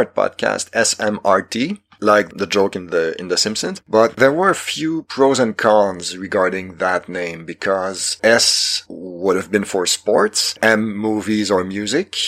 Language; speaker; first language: English; non-native, fluent; French